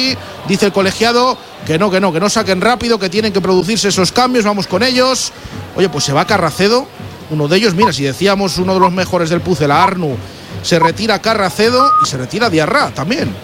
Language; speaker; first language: Spanish; native; Spanish